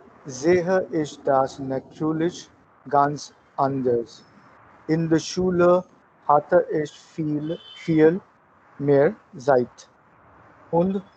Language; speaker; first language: German; non-native, learner; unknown